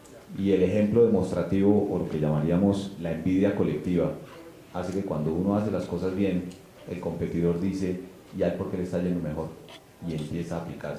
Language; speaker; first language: Spanish; native; Spanish